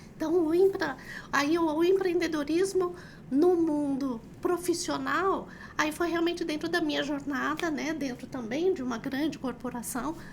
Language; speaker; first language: Portuguese; early bilingual, other home language; Chinese